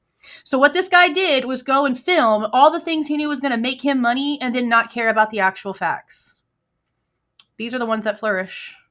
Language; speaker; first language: English; native; English